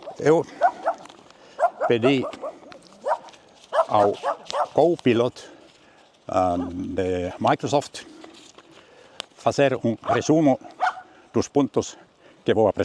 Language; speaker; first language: Portuguese; non-native, learner; Finnish